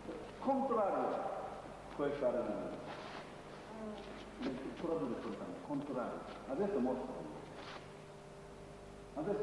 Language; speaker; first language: Italian; non-native, fluent; Japanese